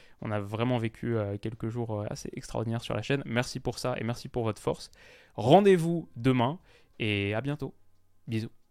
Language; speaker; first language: French; native; French